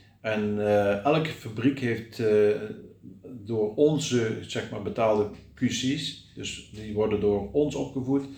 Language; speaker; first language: Dutch; native; Dutch